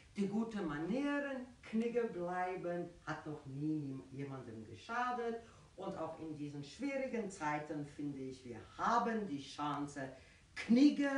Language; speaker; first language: German; non-native, fluent; Afrikaans